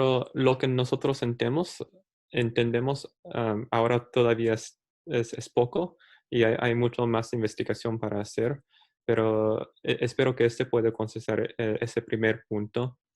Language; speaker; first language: Spanish; early bilingual, heritage; Spanish